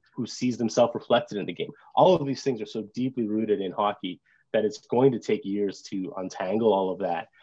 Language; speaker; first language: English; native; English